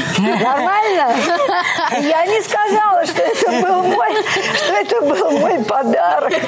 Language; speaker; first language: Russian; native; Russian